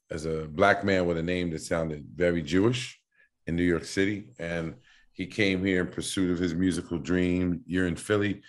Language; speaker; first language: English; native; English